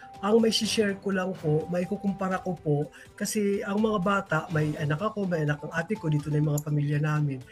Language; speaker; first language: Filipino; non-native, local second language; Waray